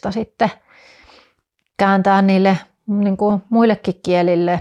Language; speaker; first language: Finnish; native; Finnish